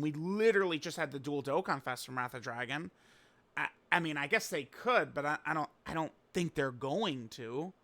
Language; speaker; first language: English; native; English